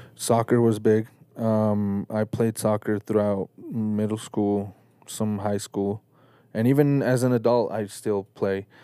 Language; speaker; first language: English; early bilingual, other home language; Spanish